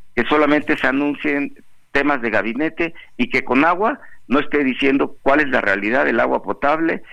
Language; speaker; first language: Spanish; native; Spanish